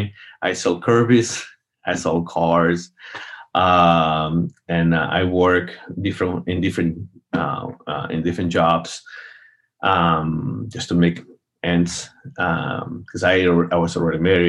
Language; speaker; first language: English; non-native, fluent; Spanish